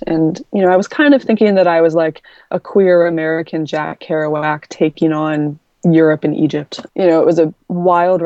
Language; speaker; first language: English; native; English